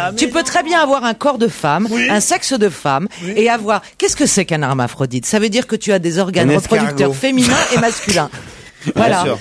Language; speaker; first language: French; native; French